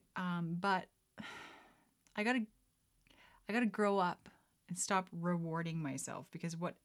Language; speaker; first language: English; early bilingual, other home language; Dutch